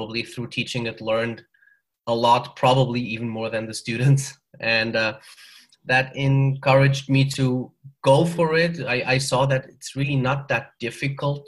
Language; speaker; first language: English; non-native, fluent; German